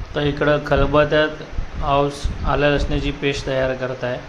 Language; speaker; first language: Marathi; non-native, local second language; Konkani